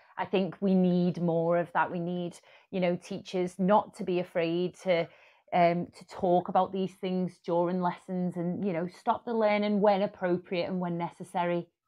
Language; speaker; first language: English; native; English